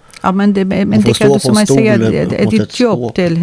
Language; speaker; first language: Swedish; non-native, learner; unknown